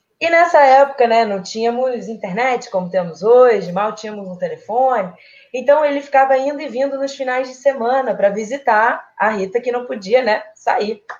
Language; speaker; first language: Portuguese; early bilingual, other home language; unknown